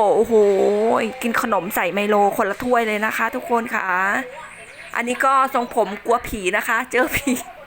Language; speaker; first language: Thai; non-native, local second language; Northern Khmer